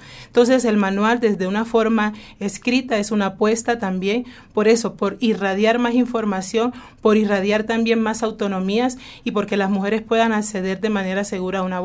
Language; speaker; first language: Spanish; native; Spanish